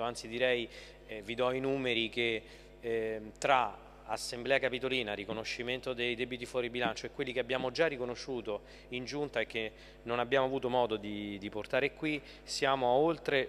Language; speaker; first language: Italian; native; Italian